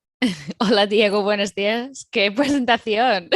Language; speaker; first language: Spanish; non-native, fluent; English